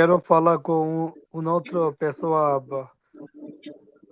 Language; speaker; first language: Portuguese; non-native, learner; Bangla